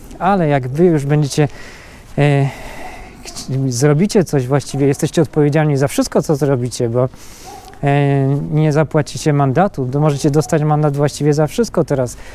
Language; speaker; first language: Polish; native; Polish